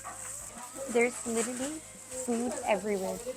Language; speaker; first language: English; native; English